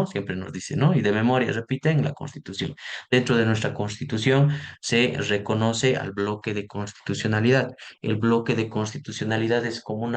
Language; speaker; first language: Spanish; native; Spanish